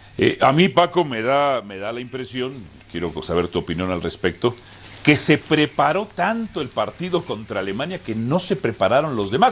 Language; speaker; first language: Spanish; native; Spanish